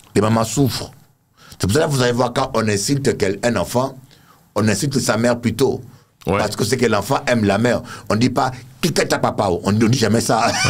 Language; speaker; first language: French; native; French